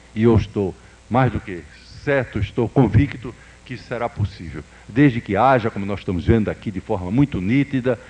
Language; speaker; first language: Portuguese; native; Portuguese